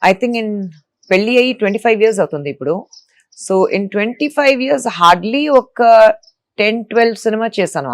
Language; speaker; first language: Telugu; non-native, local second language; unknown